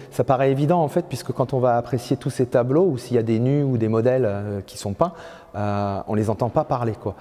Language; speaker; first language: French; native; French